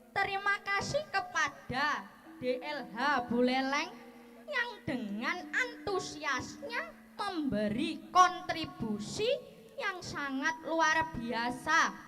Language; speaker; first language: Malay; non-native, local second language; Javanese